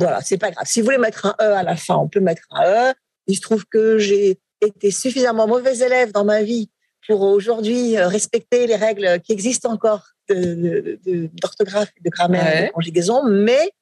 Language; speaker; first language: French; native; French